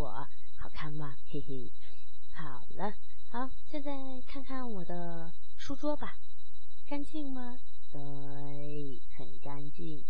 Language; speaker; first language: Chinese; non-native, fluent; Mongolian